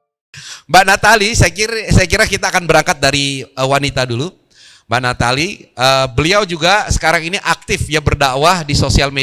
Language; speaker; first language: Indonesian; native; Indonesian